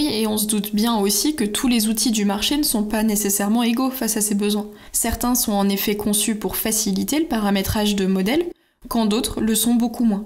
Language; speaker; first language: French; native; French